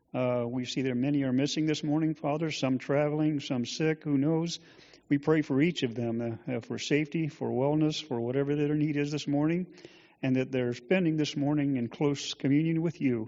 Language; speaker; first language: English; native; English